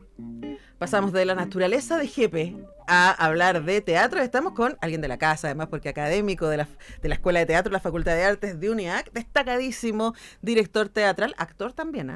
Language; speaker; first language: Spanish; native; Spanish